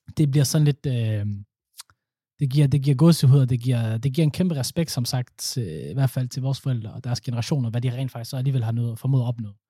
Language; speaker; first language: Danish; early bilingual, other home language; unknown